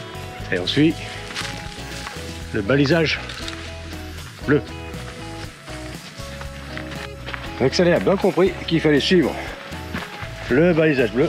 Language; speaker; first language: French; native; French